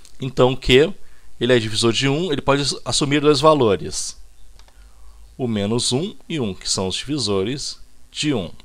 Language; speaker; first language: Portuguese; native; Portuguese